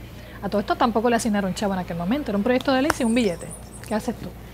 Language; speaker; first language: Spanish; native; Spanish